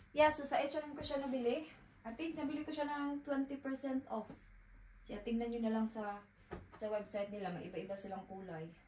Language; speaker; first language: Filipino; non-native, local second language; Cebuano